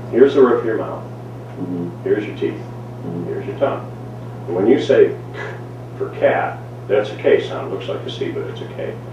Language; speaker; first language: English; native; English